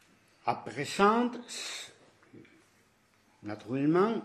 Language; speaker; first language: French; non-native, fluent; Spanish